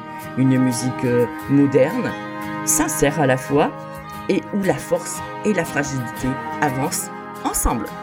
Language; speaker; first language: French; native; French